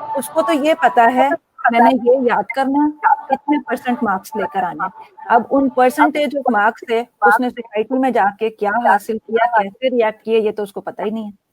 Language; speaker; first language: Urdu; native; Urdu